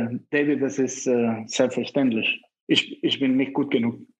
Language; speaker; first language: German; non-native, fluent; Spanish